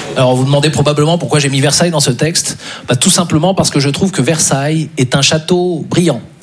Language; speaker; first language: French; native; French